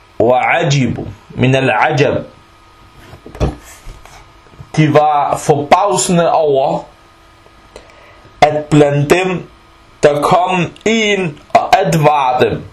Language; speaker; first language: Danish; early bilingual, other home language; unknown